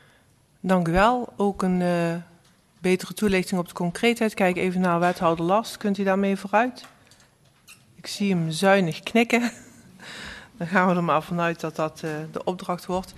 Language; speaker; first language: Dutch; native; Dutch